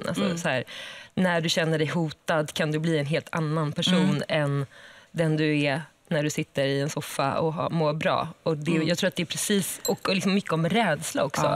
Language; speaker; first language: Swedish; native; Swedish